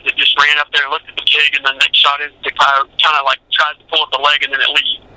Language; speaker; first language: English; native; English